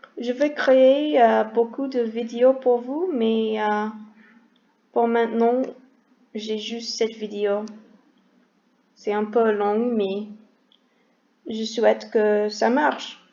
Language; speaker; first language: French; non-native, learner; English